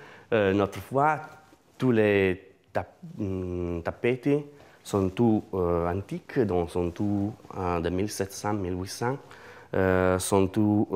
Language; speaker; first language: French; non-native, learner; Italian